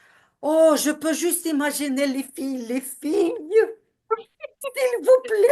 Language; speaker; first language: French; non-native, learner; Ukrainian